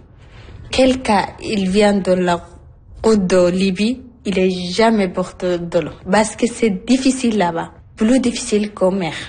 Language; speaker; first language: French; non-native, learner; Arabic